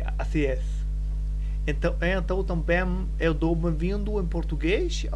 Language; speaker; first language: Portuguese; non-native, learner; German